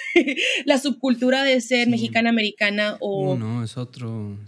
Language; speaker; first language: Spanish; early bilingual, heritage; Spanish